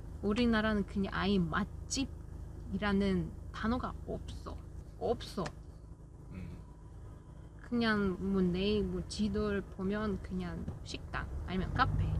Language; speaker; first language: Korean; non-native, learner; Russian